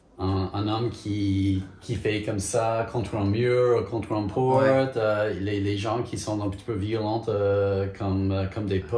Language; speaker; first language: French; non-native, fluent; English